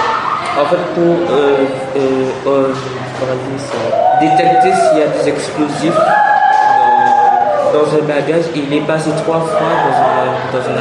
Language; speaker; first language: French; native; French